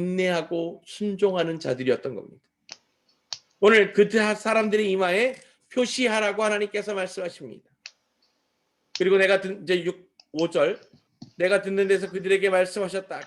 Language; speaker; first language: Korean; native; Korean